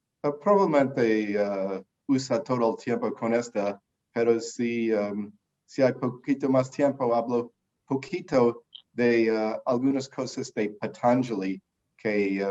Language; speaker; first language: Spanish; non-native, learner; English